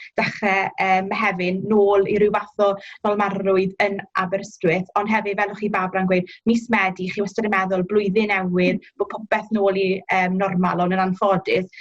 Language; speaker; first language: Welsh; native; Welsh